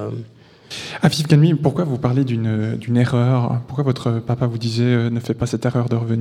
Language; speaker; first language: French; native; French